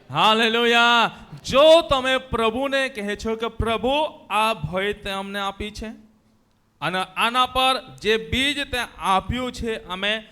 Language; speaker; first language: Gujarati; non-native, local second language; Gamit